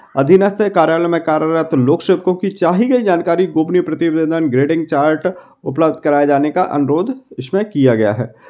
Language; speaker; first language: Hindi; native; Hindi